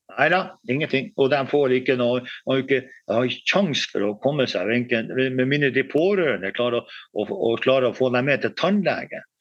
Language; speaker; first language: Norwegian; native; Norwegian